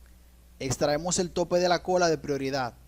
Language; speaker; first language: Spanish; native; Spanish